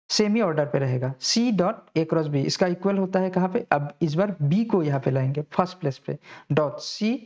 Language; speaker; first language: Hindi; non-native, local second language; Assamese